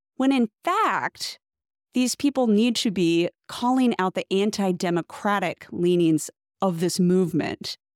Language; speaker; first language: English; native; English